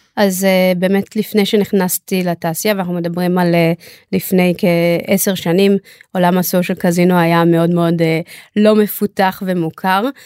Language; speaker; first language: Hebrew; native; Hebrew